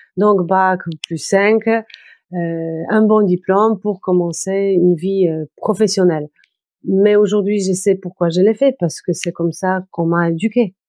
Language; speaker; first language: French; non-native, fluent; Polish